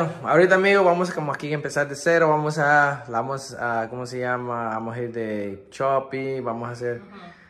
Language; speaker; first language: Spanish; native; Spanish